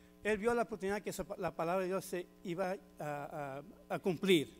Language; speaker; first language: Spanish; early bilingual, heritage; Spanish